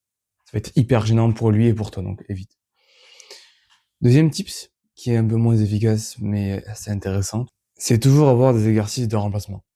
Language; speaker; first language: French; native; French